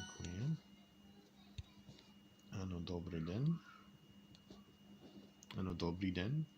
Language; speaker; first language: Czech; non-native, learner; English